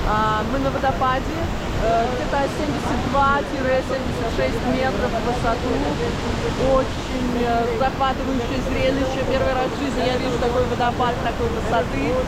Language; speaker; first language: Russian; native; Russian